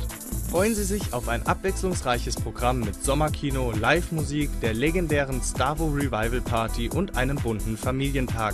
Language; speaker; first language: German; native; German